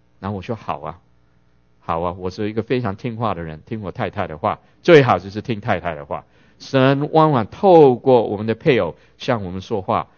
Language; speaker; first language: Chinese; non-native, local second language; Cantonese